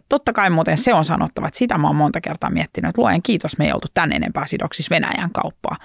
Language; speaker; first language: Finnish; native; Finnish